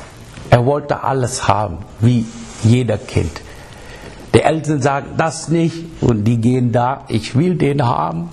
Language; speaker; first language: German; non-native, learner; English